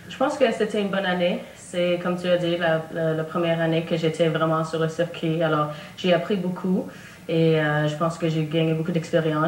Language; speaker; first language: French; non-native, local second language; English